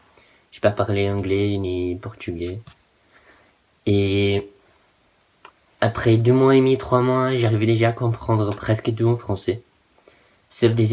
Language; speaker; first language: French; non-native, learner; Portuguese